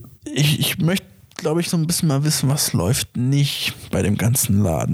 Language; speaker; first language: German; native; German